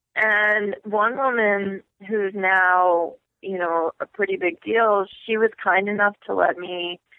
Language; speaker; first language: English; native; English